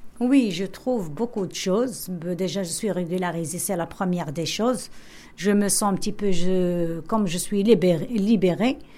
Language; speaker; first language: French; non-native, local second language; Arabic